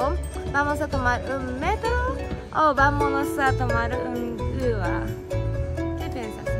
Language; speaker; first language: Spanish; non-native, learner; Japanese